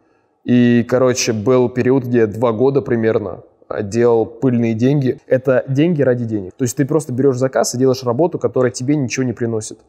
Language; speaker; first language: Russian; native; Russian